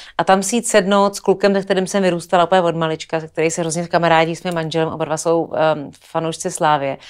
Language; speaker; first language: Czech; native; Czech